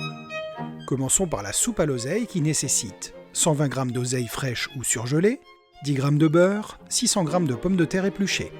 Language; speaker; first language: French; native; French